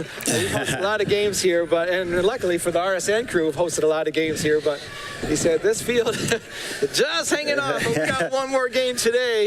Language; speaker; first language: English; native; English